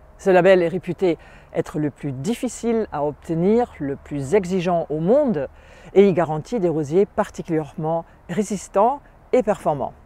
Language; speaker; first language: French; non-native, fluent; German